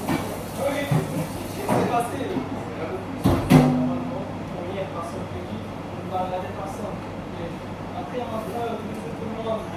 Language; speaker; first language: French; non-native, learner; Bangla